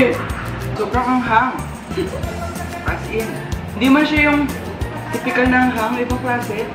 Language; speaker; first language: Filipino; native; Filipino